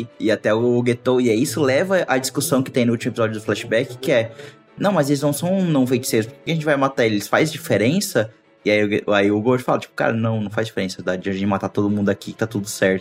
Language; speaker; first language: Portuguese; native; Portuguese